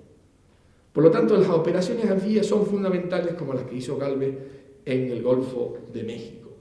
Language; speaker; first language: Spanish; native; Spanish